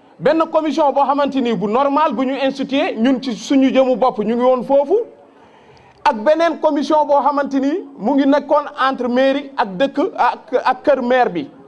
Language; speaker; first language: Wolof; non-native, local second language; Fula